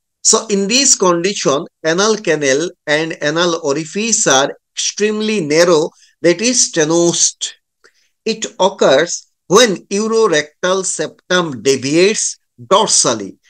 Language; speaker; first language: English; non-native, local second language; Bangla